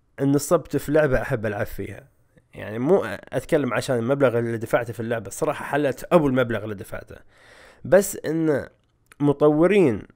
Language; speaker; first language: Arabic; native; Arabic